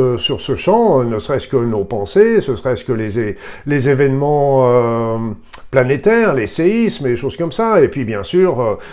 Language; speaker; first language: French; native; French